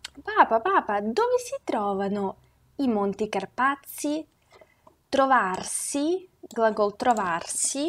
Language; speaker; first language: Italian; non-native, fluent; Russian